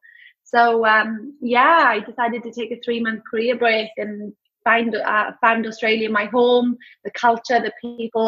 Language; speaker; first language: English; native; English